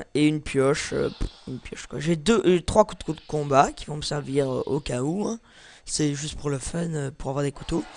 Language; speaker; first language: French; native; French